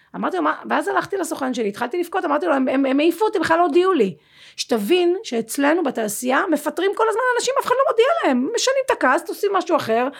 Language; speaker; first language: Hebrew; native; Hebrew